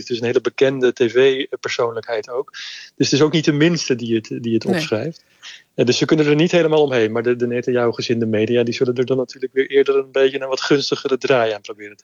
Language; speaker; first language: Dutch; native; Dutch